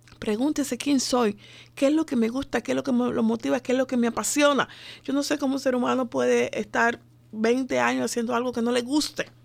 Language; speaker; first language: Spanish; native; Spanish